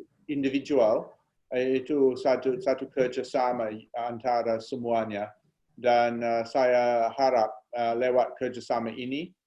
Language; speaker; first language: Indonesian; non-native, fluent; English